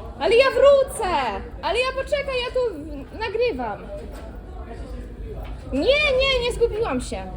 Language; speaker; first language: Polish; non-native, fluent; Ukrainian